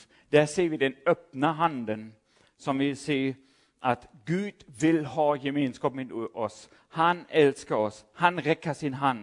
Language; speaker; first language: Swedish; non-native, fluent; German